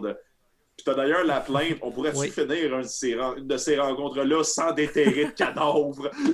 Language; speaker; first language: French; native; French